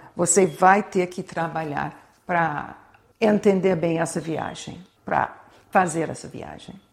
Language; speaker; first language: Portuguese; non-native, fluent; English